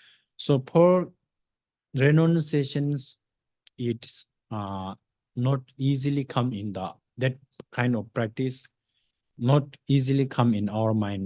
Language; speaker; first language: English; non-native, fluent; Tibetan